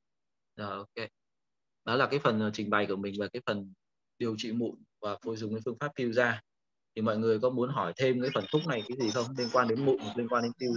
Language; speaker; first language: Vietnamese; native; Vietnamese